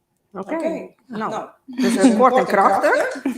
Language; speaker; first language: Dutch; non-native, local second language; Papiamento